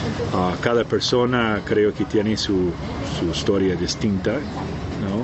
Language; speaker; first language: Spanish; non-native, fluent; Portuguese